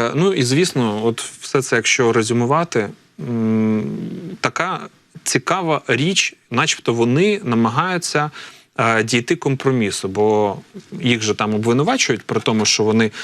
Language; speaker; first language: Ukrainian; native; Ukrainian